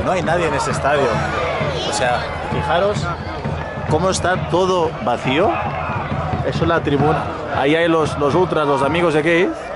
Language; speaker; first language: Spanish; native; Spanish